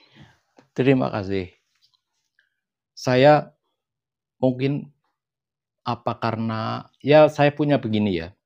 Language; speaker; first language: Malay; non-native, local second language; Javanese